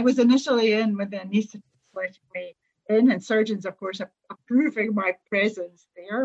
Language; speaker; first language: English; native; English